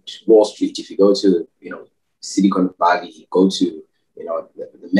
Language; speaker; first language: English; non-native, local second language; North Ndebele